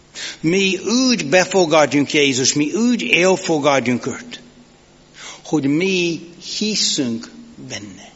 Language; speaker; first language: Hungarian; non-native, fluent; English